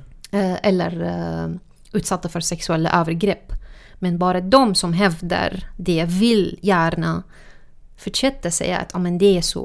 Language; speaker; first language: Swedish; non-native, fluent; Arabic